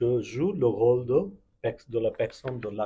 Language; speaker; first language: French; non-native, fluent; Bangla